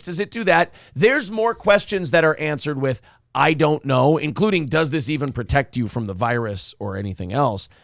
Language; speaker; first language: English; native; English